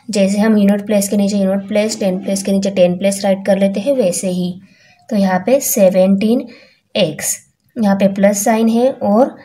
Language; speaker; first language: Hindi; non-native, local second language; Marathi